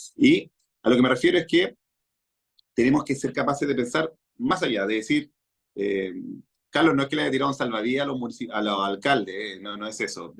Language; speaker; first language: Spanish; native; Spanish